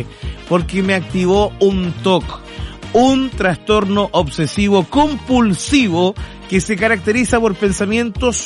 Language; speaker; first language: Spanish; native; Spanish